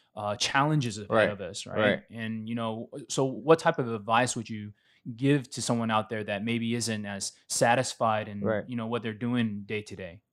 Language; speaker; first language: English; native; English